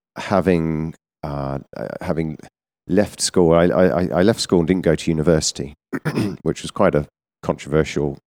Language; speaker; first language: English; native; English